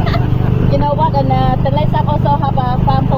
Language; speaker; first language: English; non-native, learner; Khmer